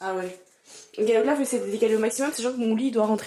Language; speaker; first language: French; native; French